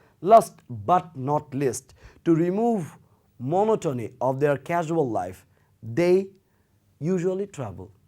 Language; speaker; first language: English; non-native, local second language; Bangla